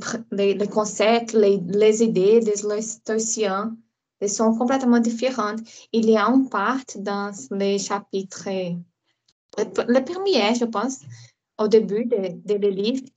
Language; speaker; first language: French; non-native, learner; Portuguese